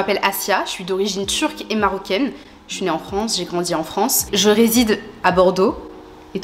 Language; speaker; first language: French; early bilingual, other home language; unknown